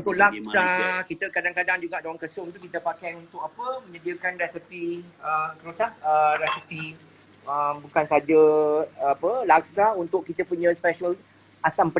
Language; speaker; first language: Malay; native; Malay